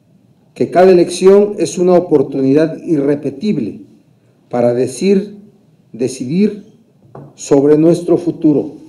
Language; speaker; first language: Spanish; native; Spanish